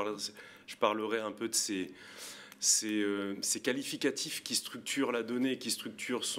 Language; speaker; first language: French; native; French